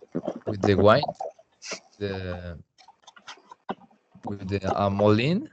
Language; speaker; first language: English; non-native, learner; Spanish